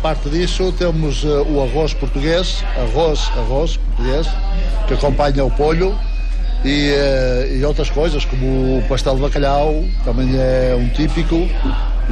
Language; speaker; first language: Spanish; non-native, learner; Portuguese